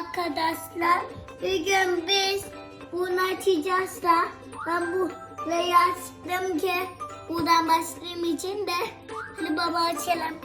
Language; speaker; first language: Turkish; early bilingual, heritage; Turkish